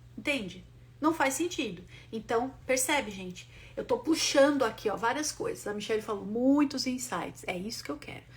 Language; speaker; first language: Portuguese; native; Portuguese